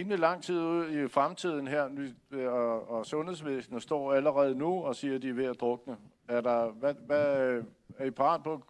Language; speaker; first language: Danish; native; Danish